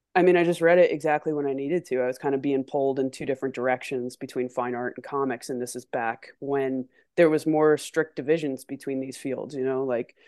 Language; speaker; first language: English; native; English